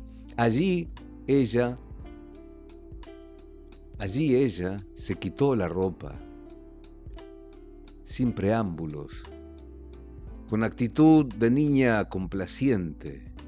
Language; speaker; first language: Spanish; native; Spanish